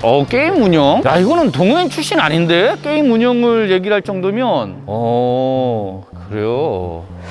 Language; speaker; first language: Korean; native; Korean